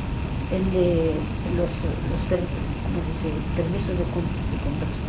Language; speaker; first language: Spanish; non-native, fluent; Arabic